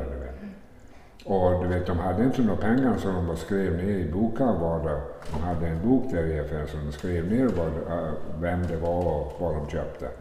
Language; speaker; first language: Swedish; early bilingual, heritage; Swedish